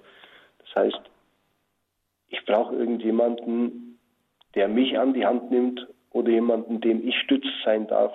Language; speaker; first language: German; native; German